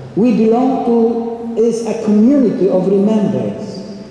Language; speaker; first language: English; non-native, fluent; Polish